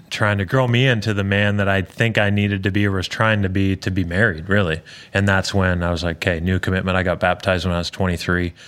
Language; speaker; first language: English; native; English